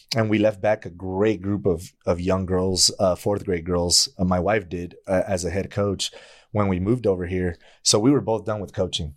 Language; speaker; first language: English; native; English